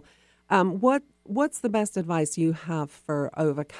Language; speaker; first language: English; native; English